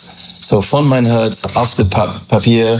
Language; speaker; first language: German; non-native, learner; English